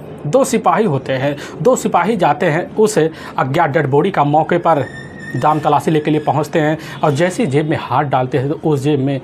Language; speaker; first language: Hindi; native; Hindi